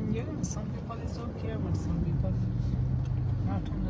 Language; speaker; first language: English; non-native, learner; Nepali